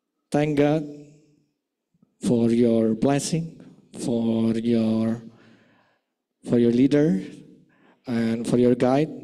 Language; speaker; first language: English; non-native, fluent; Indonesian